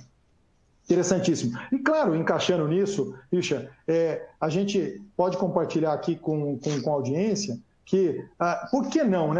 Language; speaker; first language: Portuguese; native; Portuguese